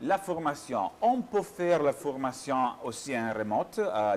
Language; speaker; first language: French; non-native, fluent; Italian